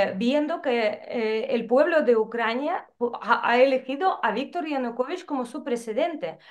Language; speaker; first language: Spanish; non-native, fluent; Ukrainian